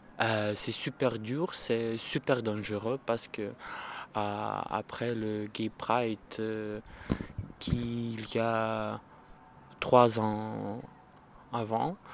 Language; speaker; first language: French; non-native, learner; Russian